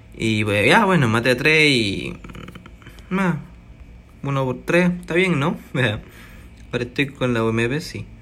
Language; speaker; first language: Spanish; native; Spanish